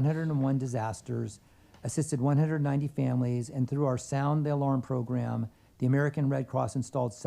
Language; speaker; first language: English; native; English